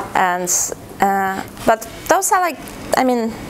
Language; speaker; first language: English; non-native, fluent; Russian